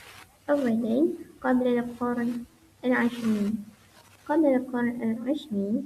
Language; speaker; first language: Arabic; non-native, learner; Malay